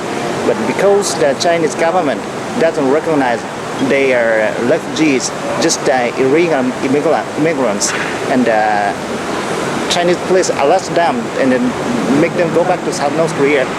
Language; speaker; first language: English; non-native, fluent; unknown